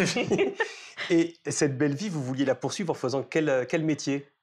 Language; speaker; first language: French; native; French